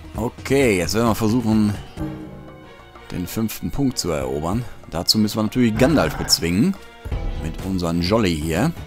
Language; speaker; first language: German; native; German